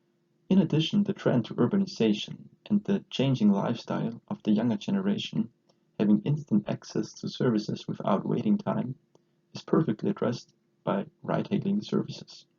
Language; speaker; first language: English; non-native, fluent; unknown